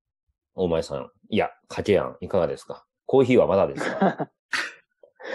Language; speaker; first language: Japanese; native; Japanese